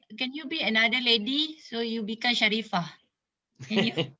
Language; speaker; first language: English; non-native, local second language; Malay